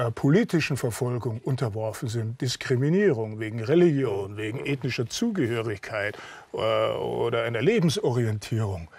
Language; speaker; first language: German; native; German